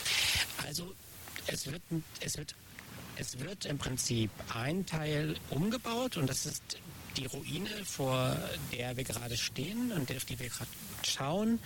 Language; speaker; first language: German; native; German